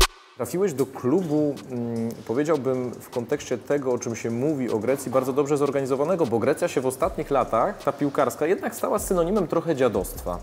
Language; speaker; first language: Polish; native; Polish